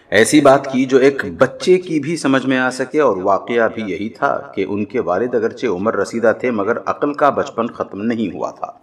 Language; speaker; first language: Urdu; native; Urdu